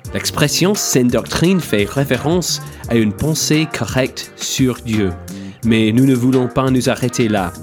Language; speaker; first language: French; non-native, fluent; English